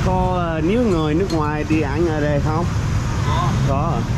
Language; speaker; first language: Vietnamese; non-native, learner; English